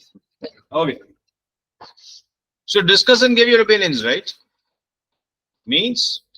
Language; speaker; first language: English; non-native, local second language; Hindi